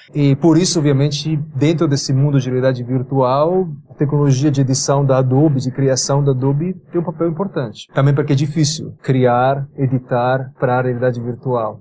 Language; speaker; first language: Portuguese; non-native, fluent; Italian